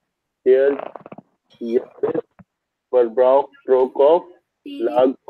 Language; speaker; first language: German; non-native, learner; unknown